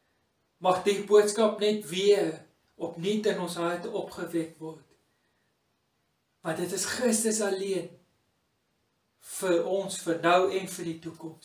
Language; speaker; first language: Afrikaans; native; Afrikaans